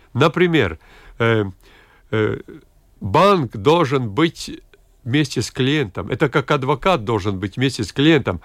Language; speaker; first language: Russian; non-native, local second language; Latvian